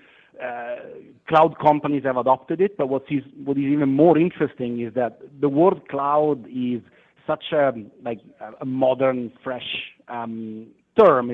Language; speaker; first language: English; non-native, fluent; Italian